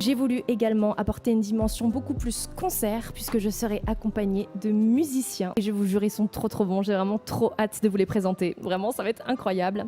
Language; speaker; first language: French; native; French